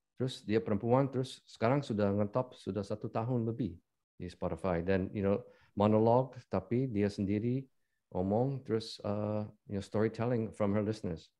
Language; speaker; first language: Indonesian; non-native, fluent; English